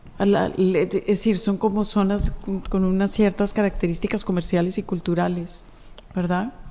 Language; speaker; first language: Spanish; native; Spanish